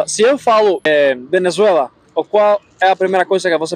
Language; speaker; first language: Portuguese; non-native, fluent; Spanish